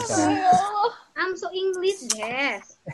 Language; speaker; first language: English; non-native, learner; Indonesian